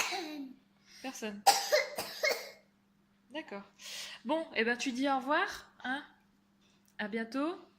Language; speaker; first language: French; native; French